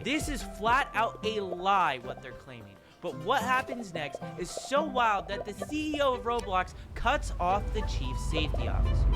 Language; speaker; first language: English; native; English